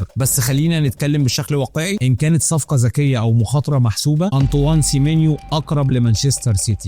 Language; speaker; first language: Arabic; native; Arabic